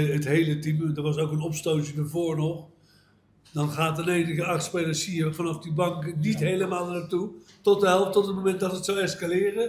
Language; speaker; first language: Dutch; native; Dutch